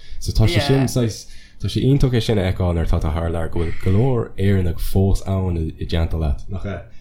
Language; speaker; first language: Irish; non-native, local second language; English